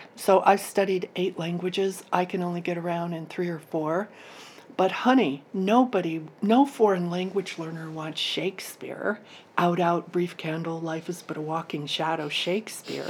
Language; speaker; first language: English; native; English